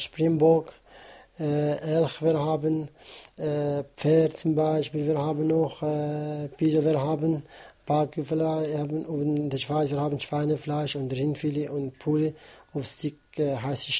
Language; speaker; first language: German; non-native, learner; Kurdish